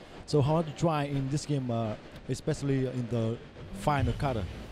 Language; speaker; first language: English; non-native, learner; Vietnamese